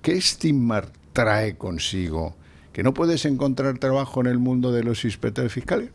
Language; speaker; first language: Spanish; native; Spanish